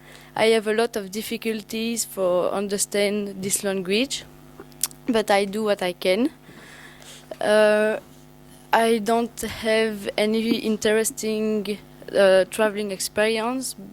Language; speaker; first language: English; non-native, learner; French